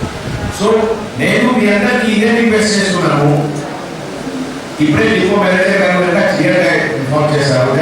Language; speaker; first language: Telugu; non-native, fluent; Hindi